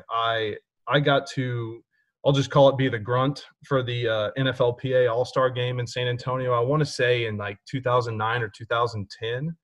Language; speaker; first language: English; native; English